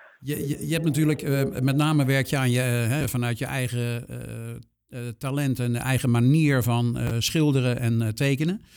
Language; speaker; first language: Dutch; native; Dutch